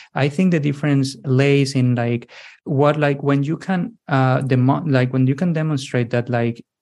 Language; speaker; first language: English; non-native, fluent; Spanish